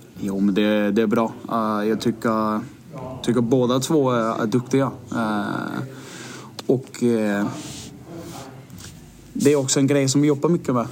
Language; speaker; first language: Swedish; non-native, fluent; Danish